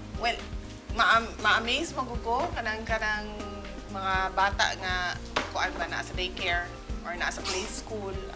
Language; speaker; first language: Cebuano; native; Cebuano